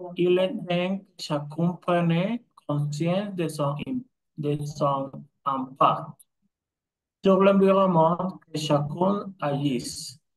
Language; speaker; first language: French; non-native, learner; Spanish